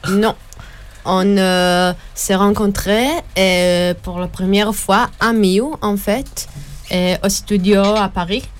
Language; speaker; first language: French; non-native, learner; Hebrew